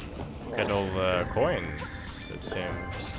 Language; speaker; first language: English; native; English